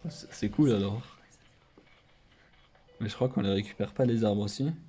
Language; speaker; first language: French; native; French